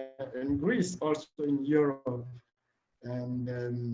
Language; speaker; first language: English; non-native, learner; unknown